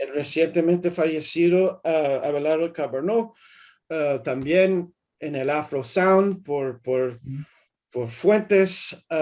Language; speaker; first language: Spanish; early bilingual, heritage; English